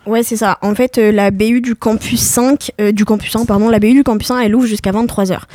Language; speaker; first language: French; native; French